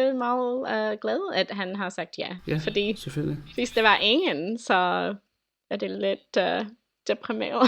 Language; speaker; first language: Danish; non-native, learner; English